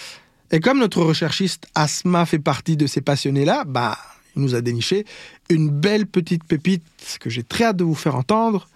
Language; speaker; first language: French; native; French